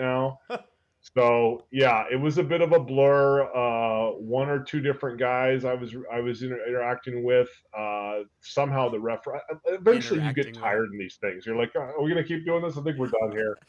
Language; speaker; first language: English; native; English